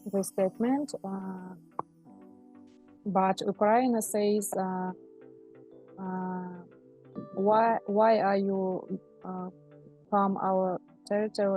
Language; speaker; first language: English; non-native, learner; Russian